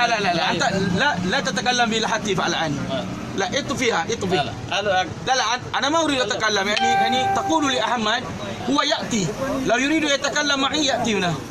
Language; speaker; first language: Arabic; non-native, learner; Malay